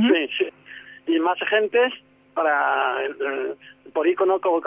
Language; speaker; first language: Spanish; non-native, learner; Chinese